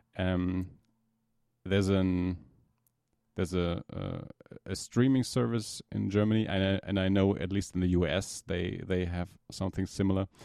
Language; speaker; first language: English; non-native, fluent; German